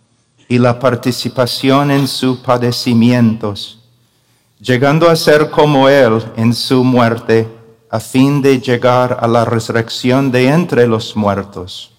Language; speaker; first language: Spanish; non-native, fluent; English